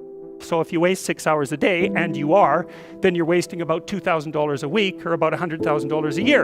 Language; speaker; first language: English; native; English